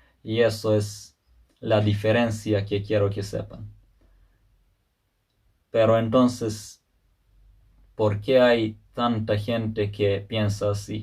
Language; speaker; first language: Spanish; non-native, fluent; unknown